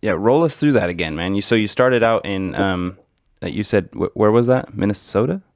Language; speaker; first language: English; native; English